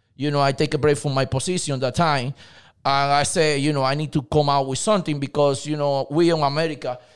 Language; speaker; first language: English; non-native, learner; Spanish